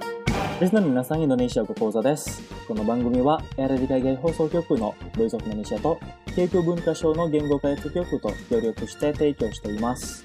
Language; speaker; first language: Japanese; non-native, fluent; Indonesian